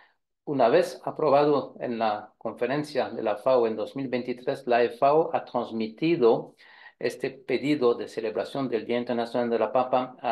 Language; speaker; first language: Spanish; non-native, fluent; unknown